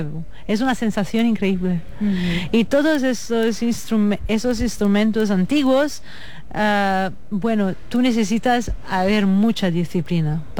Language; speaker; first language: Spanish; non-native, fluent; Italian